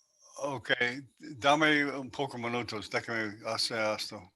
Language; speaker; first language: Spanish; non-native, learner; English